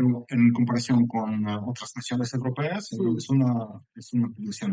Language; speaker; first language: Spanish; non-native, fluent; Ukrainian